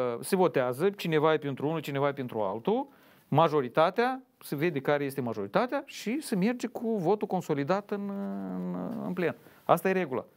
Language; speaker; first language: Romanian; native; Romanian